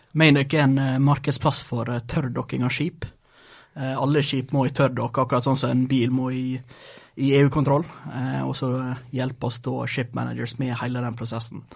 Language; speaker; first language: Norwegian; early bilingual, other home language; Swedish